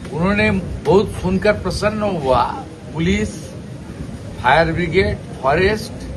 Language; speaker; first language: Hindi; non-native, local second language; Bangla